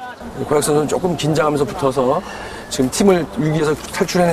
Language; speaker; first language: Korean; native; Korean